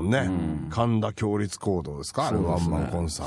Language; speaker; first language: Japanese; native; Japanese